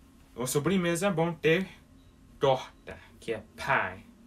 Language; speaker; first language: Portuguese; early bilingual, heritage; Portuguese